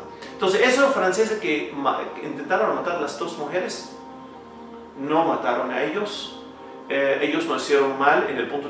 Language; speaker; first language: Spanish; non-native, fluent; Arabic